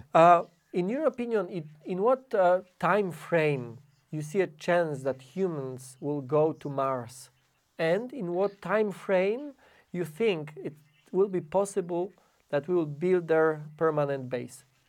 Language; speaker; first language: English; non-native, fluent; Polish